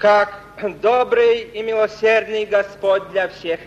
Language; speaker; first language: Russian; non-native, fluent; Polish